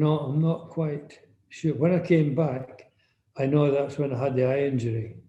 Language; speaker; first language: English; native; English